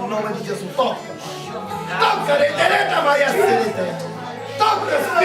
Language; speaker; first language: Italian; native; Italian